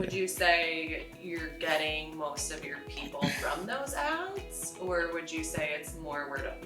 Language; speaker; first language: English; native; English